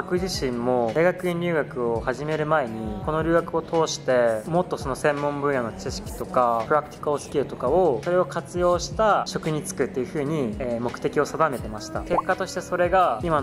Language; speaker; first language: Japanese; native; Japanese